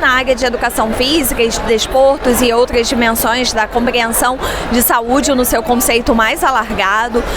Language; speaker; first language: Portuguese; native; Portuguese